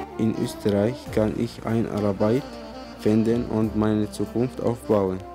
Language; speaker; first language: German; non-native, learner; Arabic